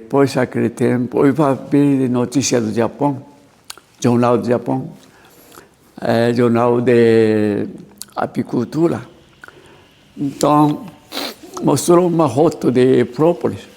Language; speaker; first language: Portuguese; non-native, learner; Japanese